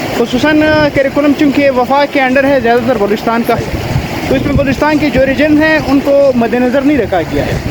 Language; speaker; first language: Urdu; non-native, local second language; Pashto